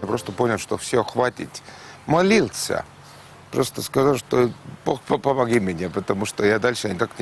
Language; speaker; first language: Russian; non-native, fluent; Estonian